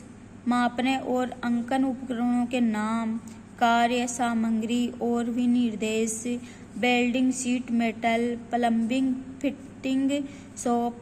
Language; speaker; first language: Hindi; native; Hindi